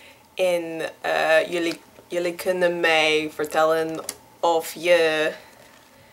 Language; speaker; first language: Dutch; non-native, learner; English